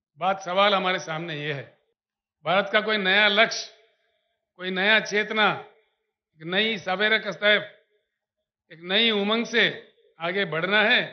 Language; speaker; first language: Hindi; non-native, local second language; Telugu